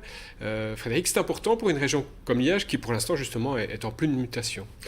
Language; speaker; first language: French; native; French